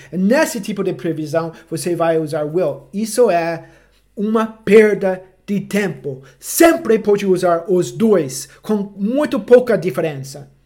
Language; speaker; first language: Portuguese; non-native, fluent; English